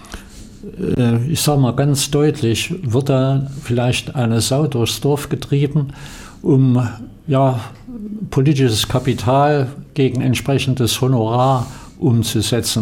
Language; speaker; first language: German; native; German